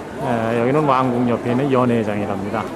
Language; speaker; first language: Korean; native; Korean